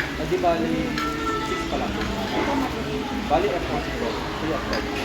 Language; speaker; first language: Filipino; native; Filipino